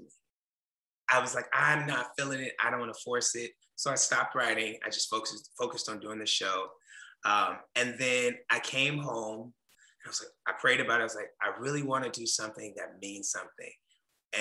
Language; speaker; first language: English; native; English